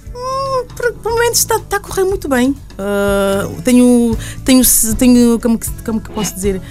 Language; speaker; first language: Portuguese; non-native, local second language; Kabuverdianu